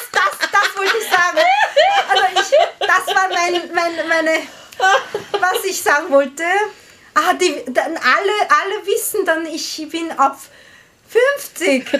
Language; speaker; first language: German; non-native, learner; Korean